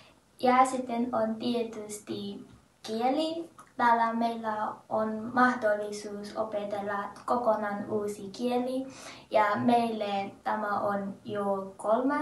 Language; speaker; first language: Finnish; non-native, learner; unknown